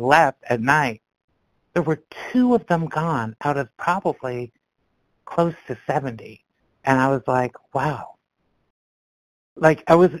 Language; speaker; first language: English; native; English